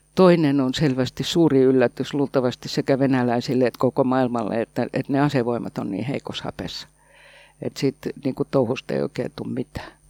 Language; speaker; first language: Finnish; native; Finnish